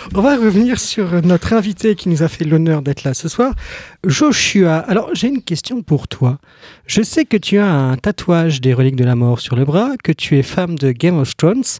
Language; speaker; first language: French; native; French